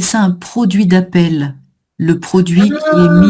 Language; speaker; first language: French; native; French